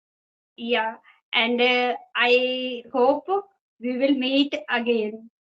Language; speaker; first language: English; non-native, fluent; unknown